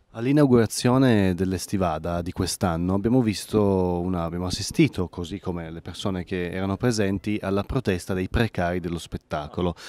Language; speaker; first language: Italian; native; Italian